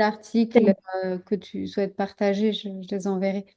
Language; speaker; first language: French; native; French